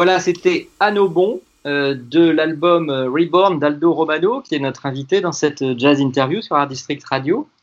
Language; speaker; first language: French; native; French